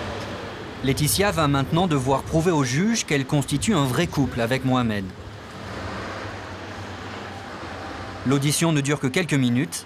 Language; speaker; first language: French; native; French